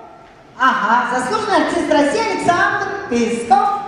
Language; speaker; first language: Russian; native; Russian